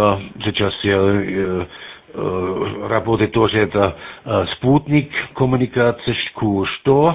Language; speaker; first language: Russian; non-native, learner; German